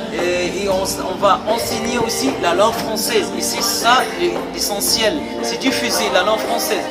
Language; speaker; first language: French; non-native, fluent; Arabic